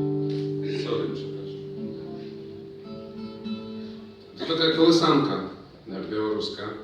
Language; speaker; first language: Polish; non-native, learner; Belarusian